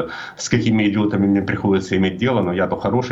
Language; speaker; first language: Russian; native; Russian